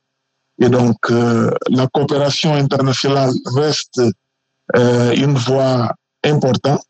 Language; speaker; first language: French; non-native, fluent; Portuguese